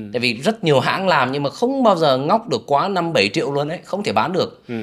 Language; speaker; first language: Vietnamese; native; Vietnamese